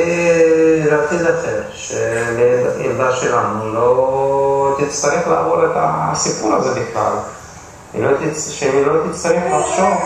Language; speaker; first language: Hebrew; non-native, fluent; Russian